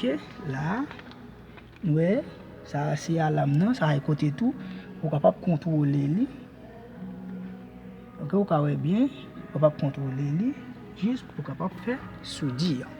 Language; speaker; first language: French; non-native, learner; Haitian Creole